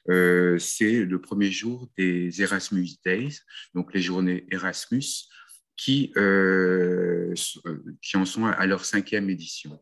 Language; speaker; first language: French; native; French